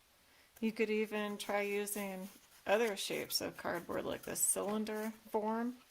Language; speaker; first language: English; native; English